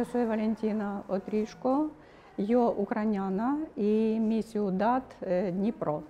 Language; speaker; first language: Spanish; non-native, learner; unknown